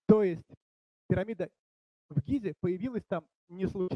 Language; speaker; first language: Czech; non-native, learner; Russian